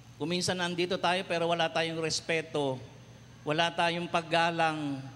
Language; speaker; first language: Filipino; non-native, local second language; Cebuano